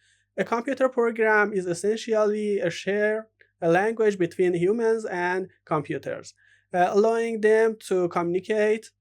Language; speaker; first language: English; non-native, fluent; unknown